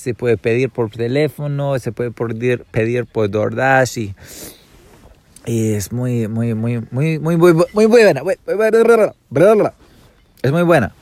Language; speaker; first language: Spanish; non-native, fluent; English